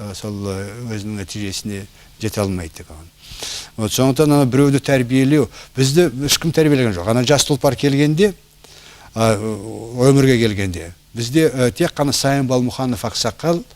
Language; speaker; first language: Kazakh; non-native, local second language; Russian